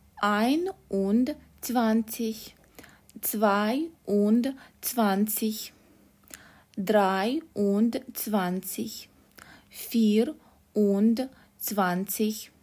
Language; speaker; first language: German; non-native, fluent; Russian